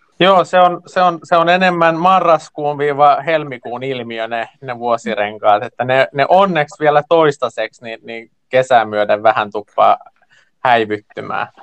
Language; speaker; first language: Finnish; non-native, local second language; Swedish